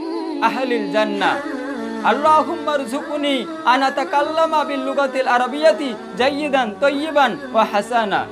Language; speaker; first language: Arabic; non-native, learner; Bangla